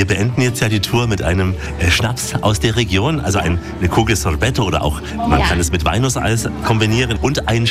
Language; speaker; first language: German; native; German